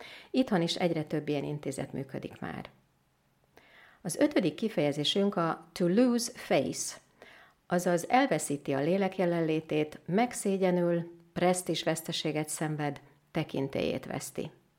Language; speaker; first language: Hungarian; native; Hungarian